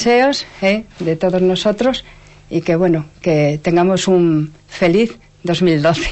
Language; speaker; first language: Spanish; native; Spanish